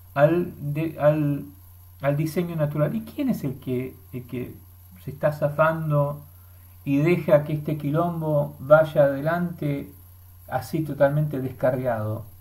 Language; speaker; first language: Spanish; early bilingual, heritage; Spanish